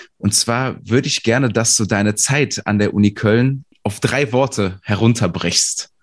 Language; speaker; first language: German; native; German